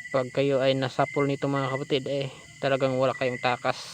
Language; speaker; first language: Filipino; non-native, local second language; Cebuano